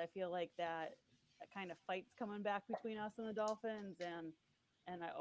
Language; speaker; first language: English; native; English